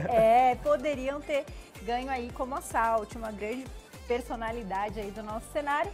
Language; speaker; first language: Portuguese; native; Portuguese